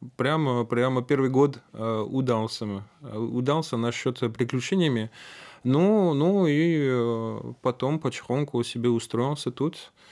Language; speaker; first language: Russian; non-native, fluent; French